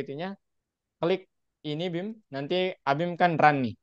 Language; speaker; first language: Indonesian; native; Indonesian